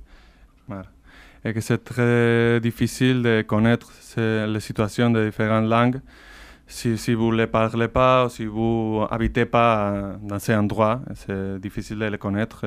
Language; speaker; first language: French; non-native, fluent; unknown